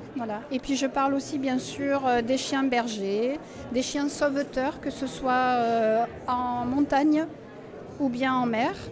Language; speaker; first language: French; native; French